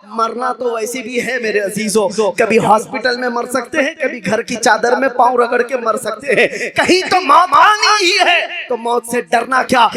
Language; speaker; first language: Urdu; native; Urdu